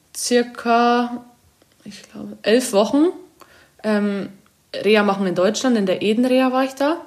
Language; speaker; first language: German; native; German